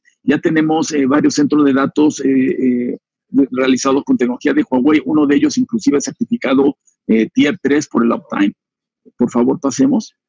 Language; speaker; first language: Spanish; native; Spanish